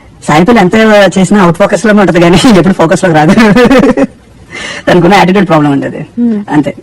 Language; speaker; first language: Telugu; native; Telugu